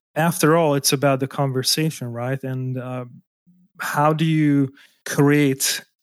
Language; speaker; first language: English; non-native, fluent; Hungarian